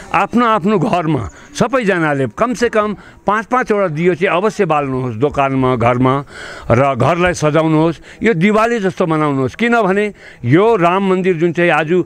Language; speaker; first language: Nepali; native; Nepali